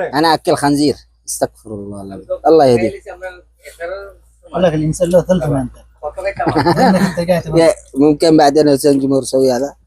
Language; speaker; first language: Arabic; non-native, learner; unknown